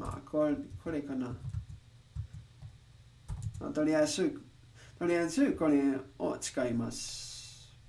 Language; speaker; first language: Japanese; non-native, learner; English